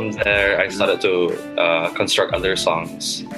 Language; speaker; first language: English; non-native, local second language; Malay